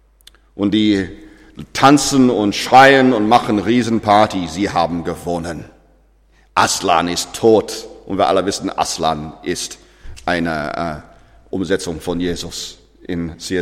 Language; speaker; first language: German; non-native, fluent; English